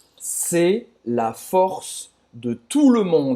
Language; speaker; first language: French; non-native, fluent; Portuguese